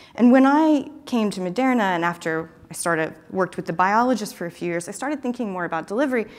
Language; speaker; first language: English; native; English